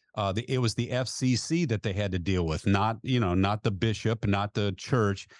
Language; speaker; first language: English; native; English